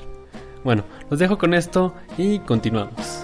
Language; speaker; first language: Spanish; native; Spanish